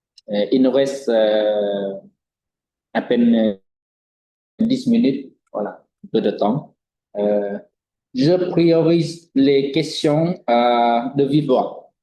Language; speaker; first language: French; non-native, fluent; Vietnamese